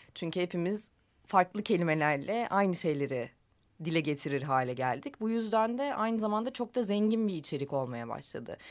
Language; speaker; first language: Turkish; native; Turkish